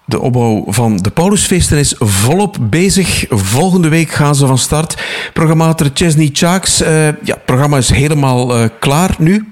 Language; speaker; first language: Dutch; native; Dutch